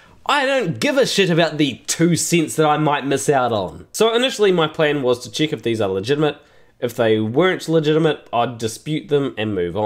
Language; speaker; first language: English; native; English